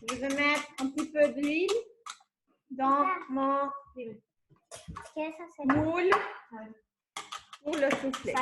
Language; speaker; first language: French; non-native, fluent; Spanish